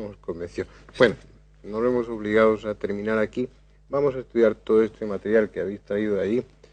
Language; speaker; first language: Spanish; native; Spanish